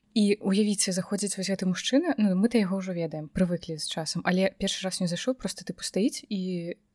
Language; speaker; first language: Belarusian; non-native, local second language; Russian